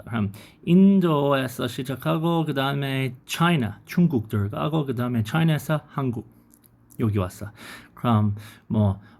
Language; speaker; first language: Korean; non-native, learner; English